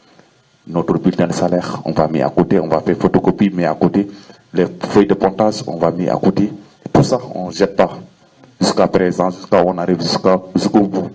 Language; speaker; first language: French; non-native, learner; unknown